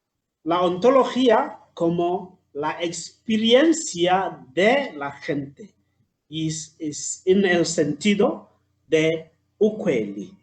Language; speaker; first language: Spanish; non-native, fluent; Southern Sotho